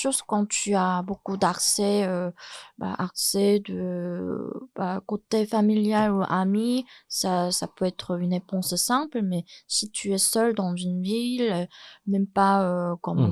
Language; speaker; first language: French; non-native, fluent; Chinese